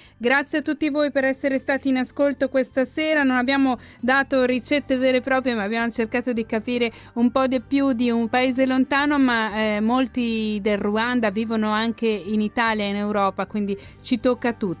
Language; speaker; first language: Italian; native; Italian